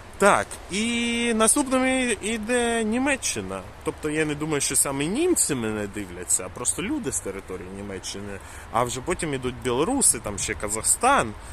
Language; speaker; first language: Ukrainian; non-native, local second language; Russian